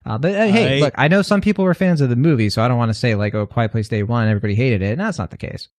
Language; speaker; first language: English; native; English